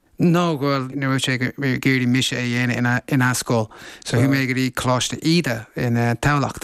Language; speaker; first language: Irish; non-native, local second language; English